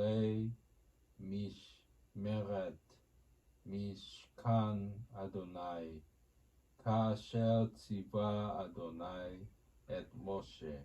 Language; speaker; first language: Hebrew; non-native, learner; Japanese